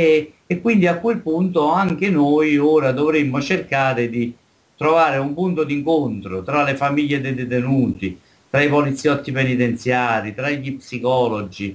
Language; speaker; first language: Italian; native; Italian